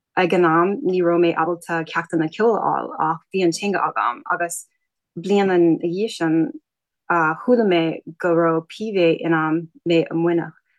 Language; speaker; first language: Irish; non-native, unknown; English